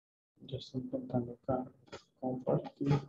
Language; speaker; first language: Spanish; native; Spanish